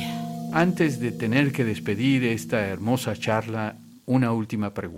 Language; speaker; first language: Spanish; native; Spanish